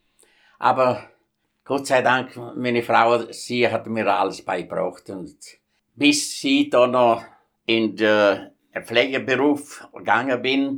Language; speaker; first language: German; non-native, fluent; Italian